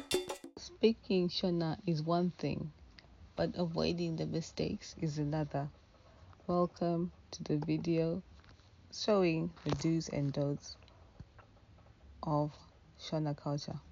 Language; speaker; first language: English; non-native, local second language; Shona